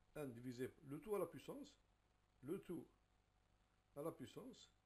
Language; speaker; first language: French; non-native, local second language; Arabic